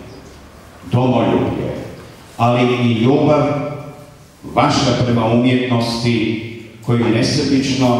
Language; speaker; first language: Croatian; native; Croatian